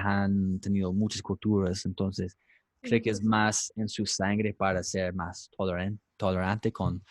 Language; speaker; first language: Spanish; non-native, fluent; English